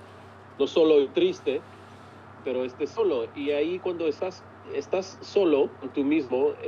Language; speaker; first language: Spanish; early bilingual, heritage; English